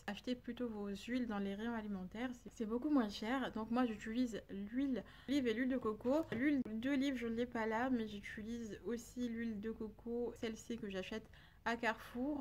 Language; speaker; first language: French; native; French